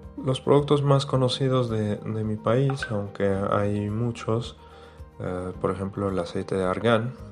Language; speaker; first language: Spanish; non-native, fluent; Arabic